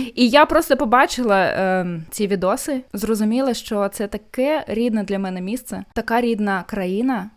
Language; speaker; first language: Ukrainian; non-native, fluent; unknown